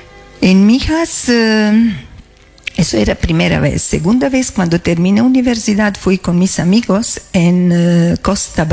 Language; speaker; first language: Spanish; non-native, learner; Croatian